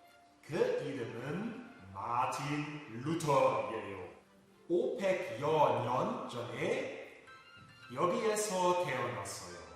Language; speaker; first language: Korean; non-native, fluent; German